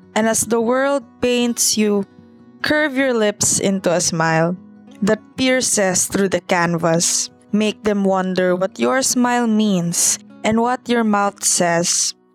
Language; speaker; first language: English; non-native, local second language; Cebuano